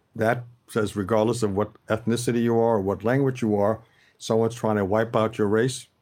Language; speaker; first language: English; native; English